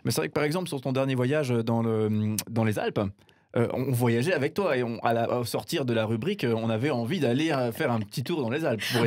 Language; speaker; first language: French; native; French